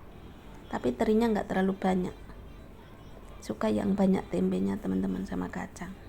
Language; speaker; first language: Indonesian; native; Indonesian